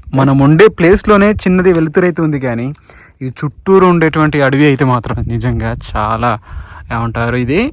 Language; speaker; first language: Telugu; native; Telugu